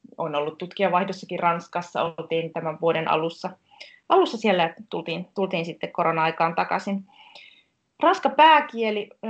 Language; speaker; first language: Finnish; native; Finnish